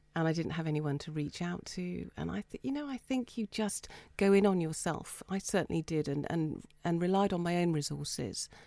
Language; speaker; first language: English; native; English